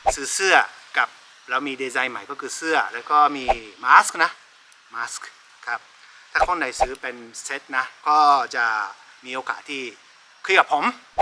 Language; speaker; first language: Thai; non-native, fluent; Japanese